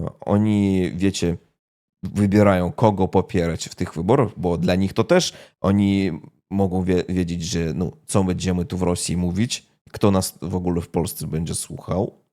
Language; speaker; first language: Polish; non-native, fluent; Russian